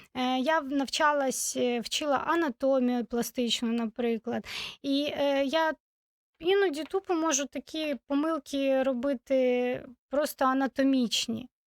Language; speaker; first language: Ukrainian; non-native, local second language; Russian